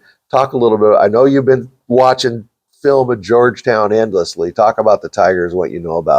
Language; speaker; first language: English; native; English